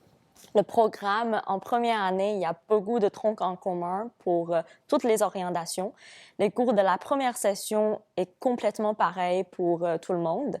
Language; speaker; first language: French; non-native, fluent; Chinese